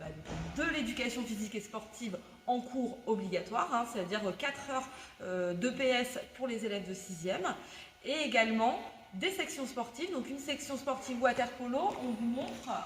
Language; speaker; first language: French; native; French